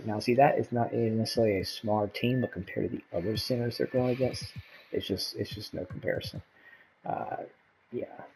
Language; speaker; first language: English; native; English